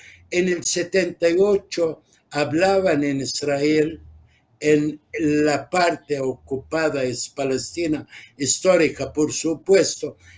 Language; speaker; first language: Spanish; non-native, fluent; Arabic